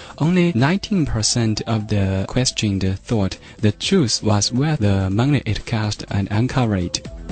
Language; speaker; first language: English; non-native, fluent; Chinese